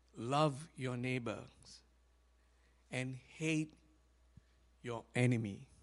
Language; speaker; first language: English; non-native, local second language; Tamil